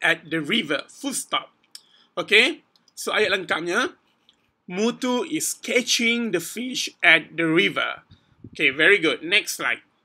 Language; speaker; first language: English; non-native, local second language; Malay